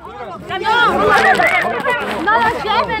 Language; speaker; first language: Spanish; native; Spanish